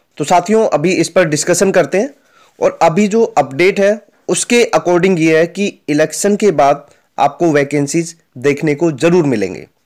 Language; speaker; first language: Hindi; native; Hindi